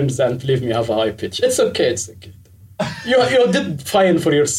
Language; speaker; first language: English; non-native, fluent; Arabic